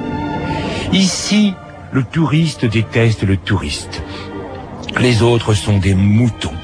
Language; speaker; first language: French; native; French